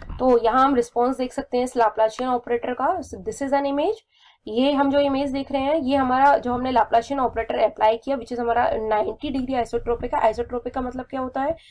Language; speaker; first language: Hindi; native; Hindi